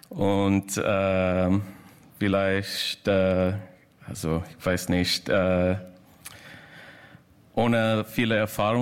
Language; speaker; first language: German; non-native, learner; English